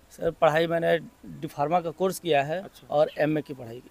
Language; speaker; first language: Hindi; native; Hindi